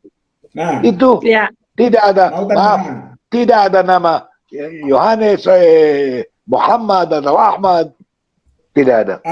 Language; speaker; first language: Indonesian; non-native, fluent; Hebrew